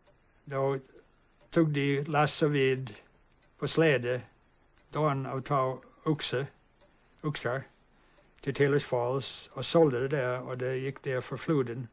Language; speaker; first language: Swedish; early bilingual, heritage; English